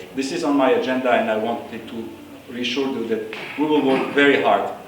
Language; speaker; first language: English; non-native, fluent; Armenian